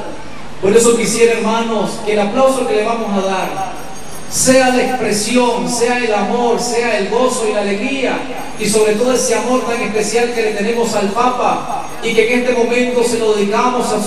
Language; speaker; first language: Spanish; native; Spanish